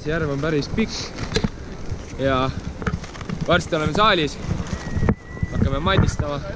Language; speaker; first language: Estonian; native; Estonian